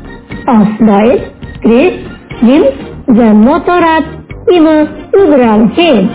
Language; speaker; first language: German; non-native, fluent; Indonesian